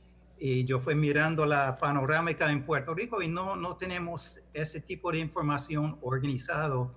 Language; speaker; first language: Spanish; non-native, fluent; English